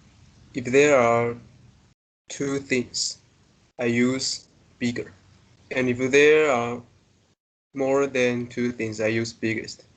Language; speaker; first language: English; non-native, learner; Chinese